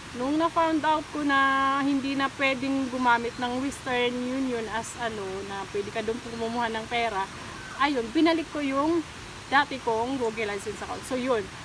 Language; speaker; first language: Filipino; non-native, local second language; Waray